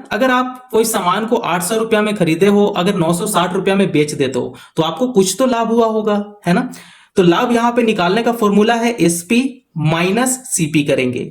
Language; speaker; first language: Hindi; native; Hindi